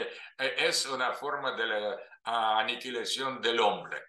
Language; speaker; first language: Spanish; non-native, fluent; Russian